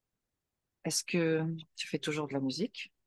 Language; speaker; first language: French; native; French